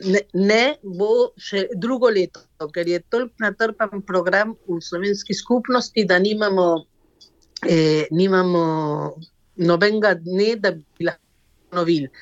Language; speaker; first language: Slovenian; early bilingual, heritage; Slovenian